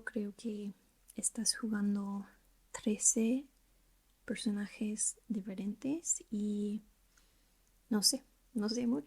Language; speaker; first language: Spanish; non-native, learner; English